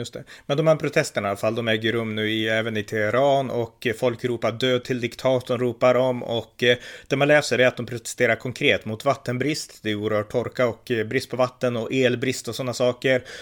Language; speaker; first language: Swedish; native; Swedish